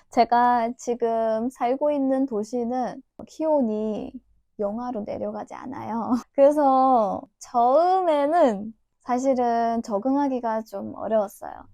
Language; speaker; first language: Korean; non-native, fluent; Turkish